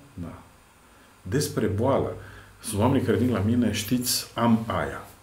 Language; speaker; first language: Romanian; non-native, fluent; Serbian